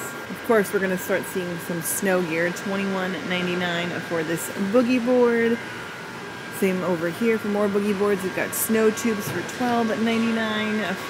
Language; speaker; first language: English; native; English